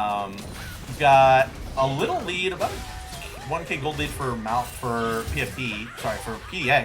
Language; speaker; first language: English; native; English